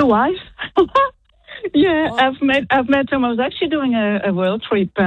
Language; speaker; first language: English; non-native, fluent; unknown